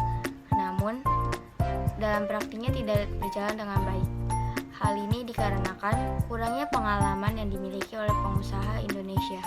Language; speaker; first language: Indonesian; native; Indonesian